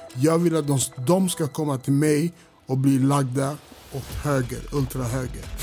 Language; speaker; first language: Swedish; early bilingual, other home language; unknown